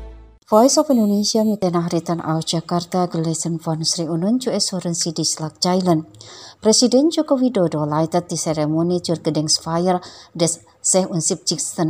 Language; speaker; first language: German; non-native, fluent; Indonesian